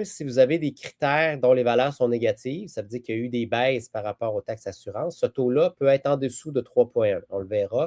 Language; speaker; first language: French; native; French